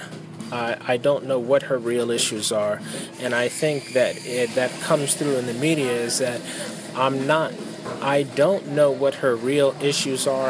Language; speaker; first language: English; native; English